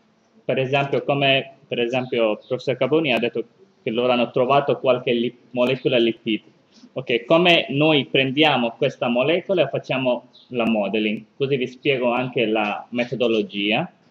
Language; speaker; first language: Italian; non-native, learner; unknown